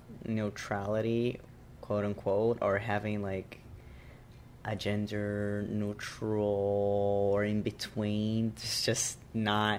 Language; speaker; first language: English; non-native, fluent; Portuguese